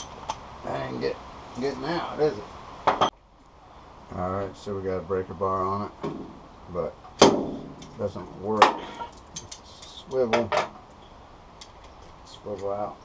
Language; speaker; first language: English; native; English